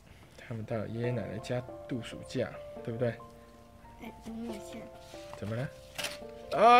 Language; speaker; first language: Chinese; native; Chinese